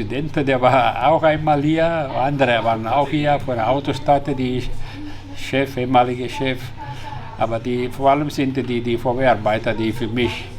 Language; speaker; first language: German; non-native, fluent; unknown